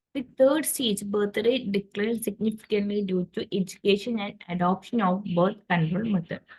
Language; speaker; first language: English; non-native, local second language; Malayalam